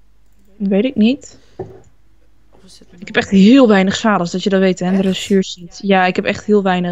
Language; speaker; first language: Dutch; native; Dutch